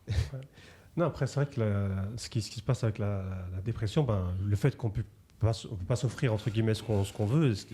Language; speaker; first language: French; native; French